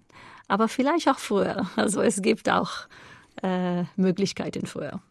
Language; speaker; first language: German; non-native, fluent; Hebrew